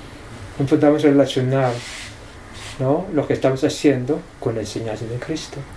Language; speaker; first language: Spanish; non-native, fluent; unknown